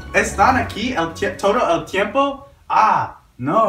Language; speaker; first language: Spanish; non-native, learner; English